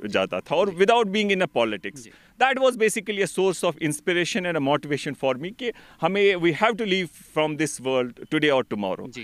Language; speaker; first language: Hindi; non-native, local second language; Kashmiri